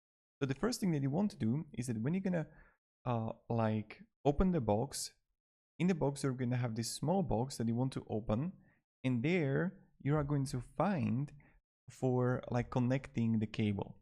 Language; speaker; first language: English; non-native, fluent; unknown